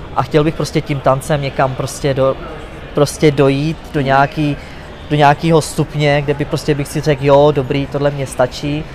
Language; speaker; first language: Czech; native; Czech